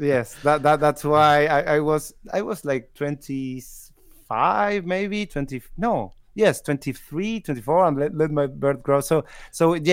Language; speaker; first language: English; non-native, fluent; Spanish